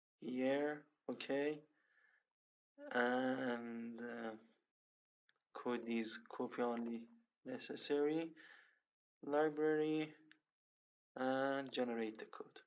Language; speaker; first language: English; non-native, learner; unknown